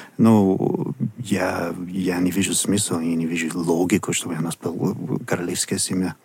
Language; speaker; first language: Russian; non-native, fluent; English